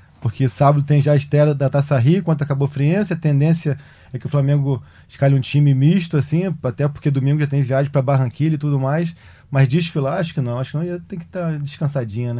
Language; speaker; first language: Portuguese; native; Portuguese